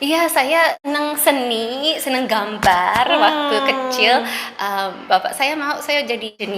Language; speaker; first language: Indonesian; early bilingual, heritage; Indonesian